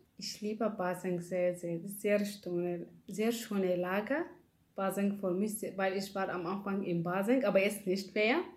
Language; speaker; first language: German; non-native, learner; Arabic